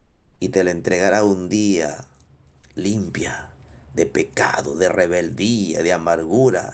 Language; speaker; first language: Spanish; native; Spanish